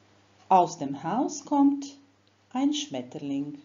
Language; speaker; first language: German; non-native, fluent; Croatian